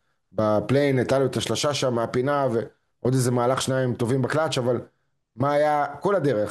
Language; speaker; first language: Hebrew; native; Hebrew